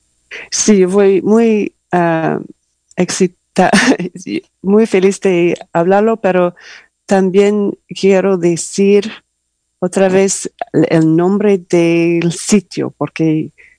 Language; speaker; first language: Spanish; non-native, learner; English